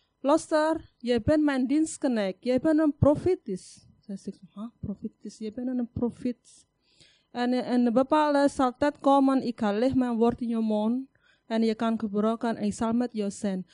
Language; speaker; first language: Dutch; non-native, learner; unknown